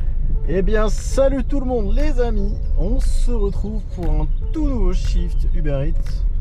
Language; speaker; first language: French; native; French